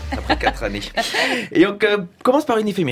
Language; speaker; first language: French; native; French